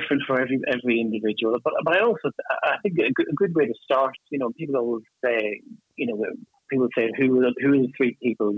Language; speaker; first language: English; native; English